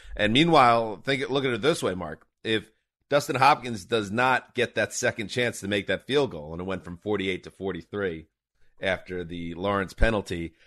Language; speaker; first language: English; native; English